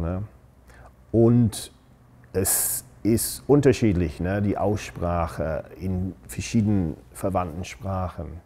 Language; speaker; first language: German; non-native, fluent; English